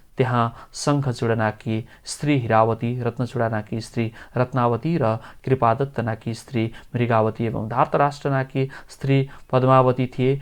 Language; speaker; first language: Nepali; native; Nepali